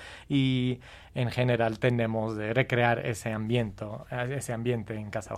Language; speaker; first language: Spanish; non-native, fluent; English